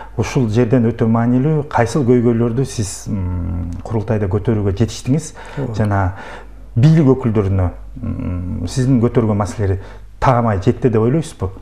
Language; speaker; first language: Kyrgyz; native; Kyrgyz